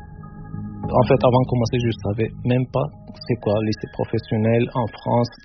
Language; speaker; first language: French; non-native, fluent; Turkish